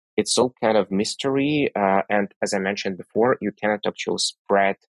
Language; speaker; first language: English; non-native, fluent; Russian